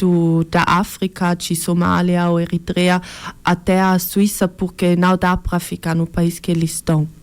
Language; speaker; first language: Portuguese; early bilingual, heritage; Portuguese